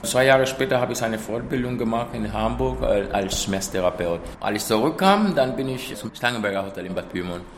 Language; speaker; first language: German; non-native, fluent; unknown